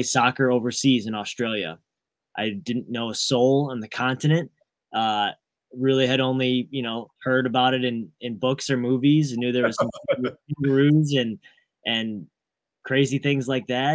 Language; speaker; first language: English; native; English